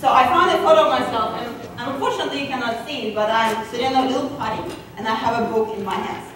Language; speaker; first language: English; non-native, fluent; Russian